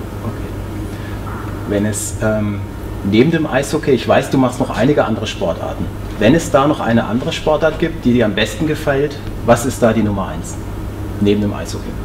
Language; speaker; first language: German; native; German